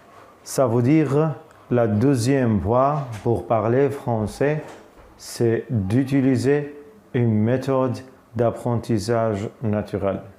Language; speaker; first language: French; non-native, fluent; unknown